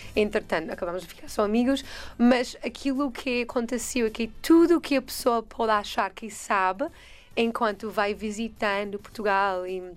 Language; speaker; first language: Portuguese; non-native, fluent; English